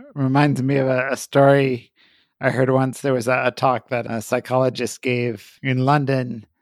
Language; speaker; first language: English; native; English